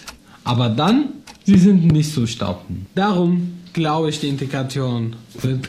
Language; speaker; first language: German; non-native, learner; Arabic